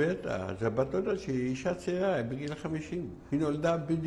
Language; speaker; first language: Hebrew; non-native, fluent; Yiddish